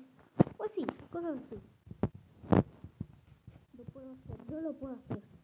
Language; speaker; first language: Spanish; early bilingual, other home language; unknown